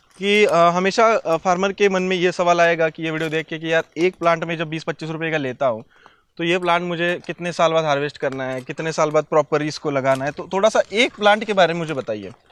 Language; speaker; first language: Hindi; non-native, local second language; Marathi